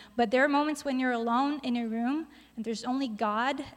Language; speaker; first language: English; non-native, fluent; Portuguese